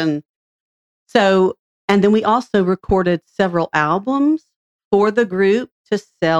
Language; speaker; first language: English; native; English